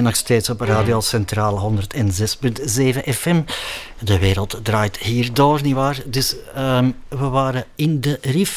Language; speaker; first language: Dutch; native; Dutch